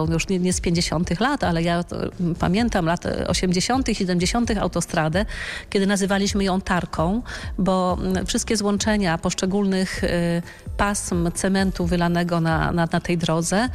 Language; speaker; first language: Polish; native; Polish